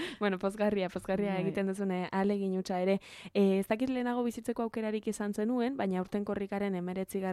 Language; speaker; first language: Basque; native; Basque